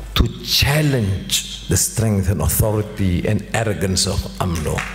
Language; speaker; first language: English; non-native, local second language; Malay